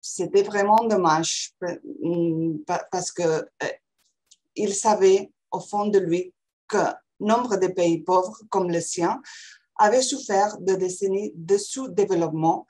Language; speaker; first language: French; non-native, fluent; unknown